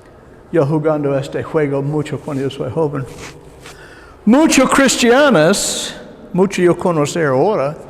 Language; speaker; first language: Spanish; non-native, learner; English